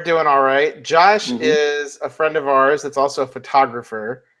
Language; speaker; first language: English; native; English